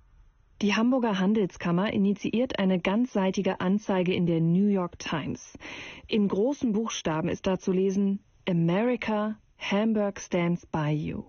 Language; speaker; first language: German; native; German